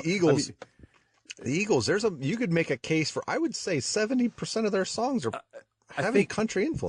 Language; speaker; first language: English; native; English